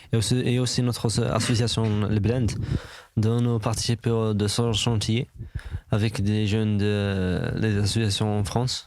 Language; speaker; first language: French; non-native, learner; Arabic